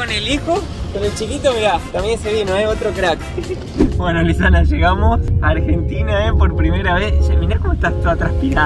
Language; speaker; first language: Spanish; native; Spanish